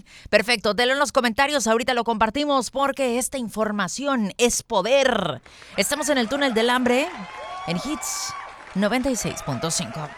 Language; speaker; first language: Spanish; native; Spanish